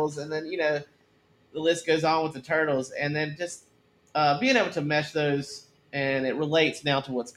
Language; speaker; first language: English; native; English